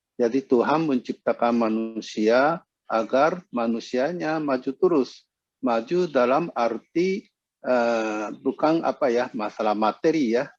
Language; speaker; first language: Indonesian; non-native, fluent; Japanese